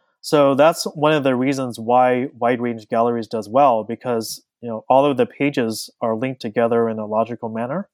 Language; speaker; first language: English; native; English